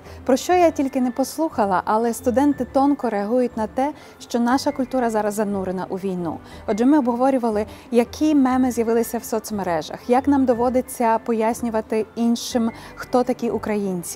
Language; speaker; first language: Ukrainian; native; Ukrainian